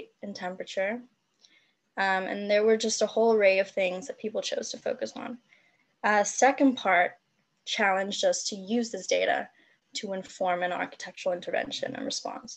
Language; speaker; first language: English; non-native, local second language; Cantonese